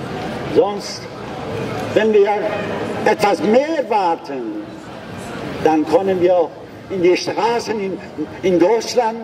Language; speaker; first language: German; non-native, learner; Persian